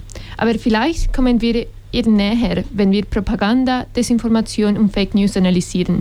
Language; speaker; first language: German; non-native, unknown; Spanish